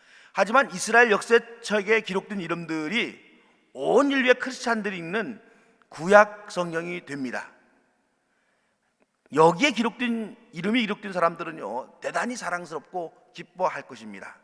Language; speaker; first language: Korean; native; Korean